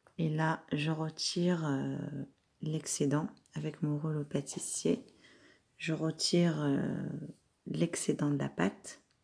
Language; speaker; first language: French; non-native, local second language; Arabic